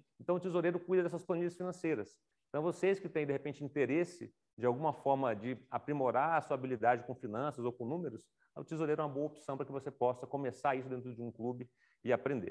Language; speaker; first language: Portuguese; native; Portuguese